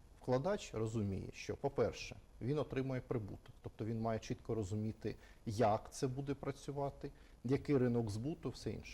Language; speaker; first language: Ukrainian; native; Ukrainian